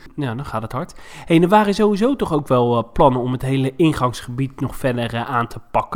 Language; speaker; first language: Dutch; native; Dutch